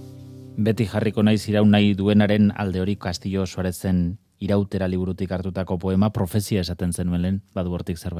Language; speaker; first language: Basque; native; Basque